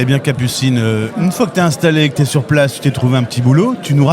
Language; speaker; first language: French; native; French